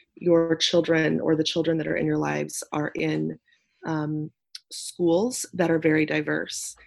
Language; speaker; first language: English; native; English